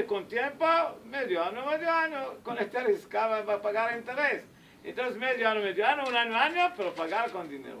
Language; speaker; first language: Spanish; non-native, learner; Hebrew